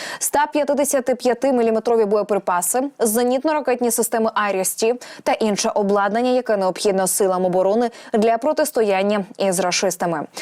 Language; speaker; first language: Ukrainian; native; Ukrainian